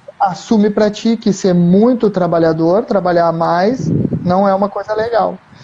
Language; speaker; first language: Portuguese; native; Portuguese